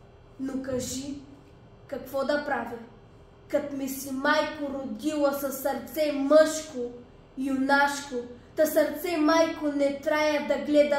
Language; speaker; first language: Bulgarian; native; Bulgarian